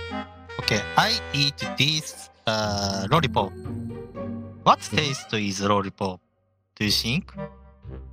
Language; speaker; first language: English; non-native, learner; Japanese